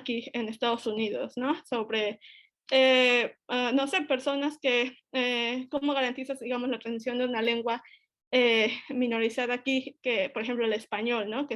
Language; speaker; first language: Spanish; native; Spanish